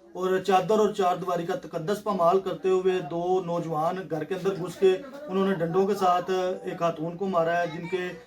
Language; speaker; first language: Urdu; non-native, local second language; Punjabi